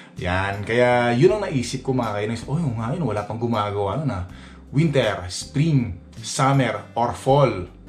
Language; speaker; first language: Filipino; native; Filipino